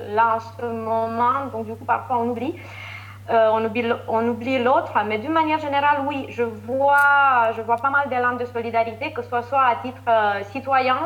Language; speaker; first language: French; non-native, fluent; Romanian